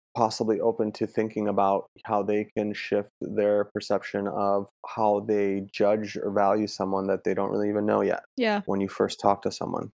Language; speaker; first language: English; early bilingual, other home language; Italian